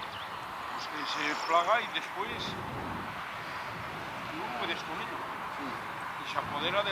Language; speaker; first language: Spanish; native; Spanish